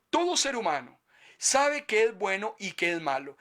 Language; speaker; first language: Spanish; native; Spanish